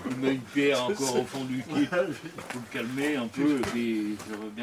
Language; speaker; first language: French; native; French